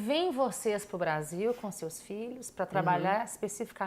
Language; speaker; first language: Portuguese; native; Portuguese